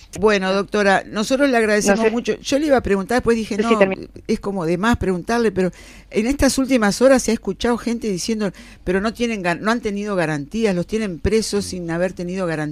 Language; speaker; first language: Spanish; native; Spanish